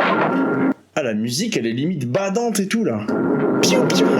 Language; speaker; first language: French; native; French